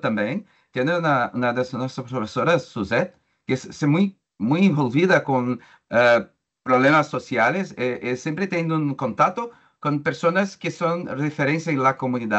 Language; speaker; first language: Spanish; non-native, learner; Portuguese